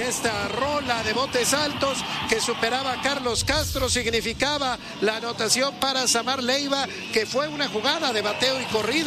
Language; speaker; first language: Spanish; native; Spanish